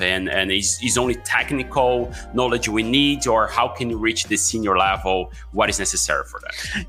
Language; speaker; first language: English; non-native, fluent; Portuguese